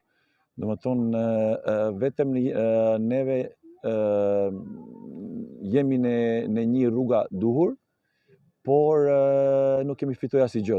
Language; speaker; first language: Albanian; non-native, learner; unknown